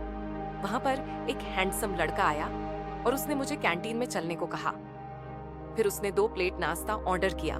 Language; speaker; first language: Hindi; native; Hindi